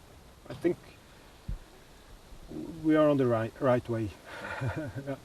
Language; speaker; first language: English; non-native, learner; Swiss German